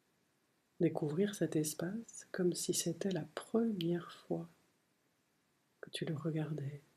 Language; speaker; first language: French; native; French